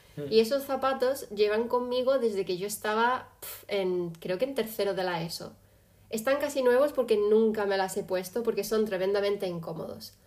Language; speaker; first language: Spanish; early bilingual, other home language; English